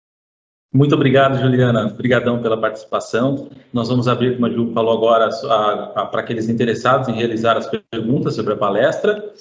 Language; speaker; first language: Portuguese; native; Portuguese